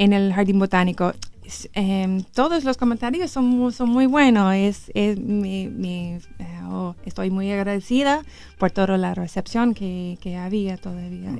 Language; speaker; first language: Spanish; non-native, learner; English